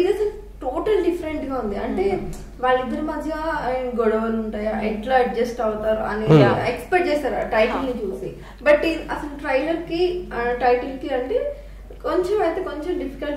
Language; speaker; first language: Telugu; native; Telugu